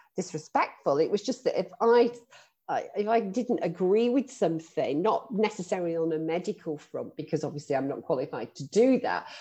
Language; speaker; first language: English; native; English